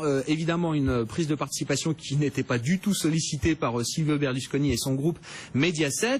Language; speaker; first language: French; native; French